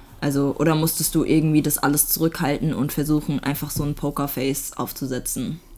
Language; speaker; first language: German; native; German